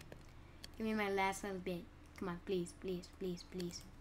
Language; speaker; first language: English; native; English